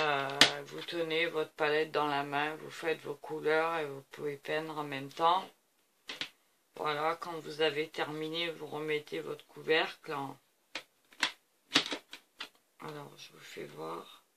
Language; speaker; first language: French; native; French